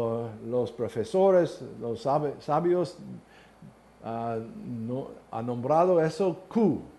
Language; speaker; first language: Spanish; non-native, learner; English